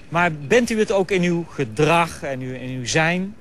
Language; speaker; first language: Dutch; native; Dutch